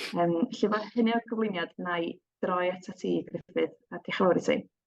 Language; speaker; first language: Welsh; native; Welsh